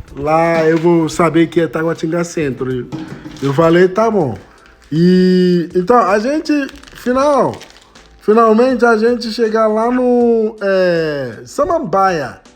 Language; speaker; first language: Portuguese; non-native, fluent; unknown